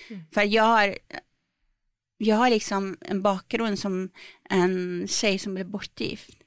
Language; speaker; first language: Swedish; non-native, fluent; Persian